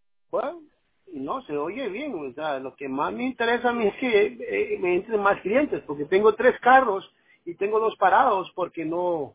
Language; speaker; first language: Spanish; native; Spanish